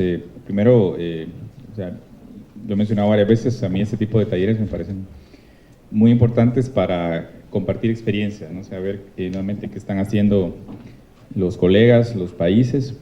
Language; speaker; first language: Spanish; native; Spanish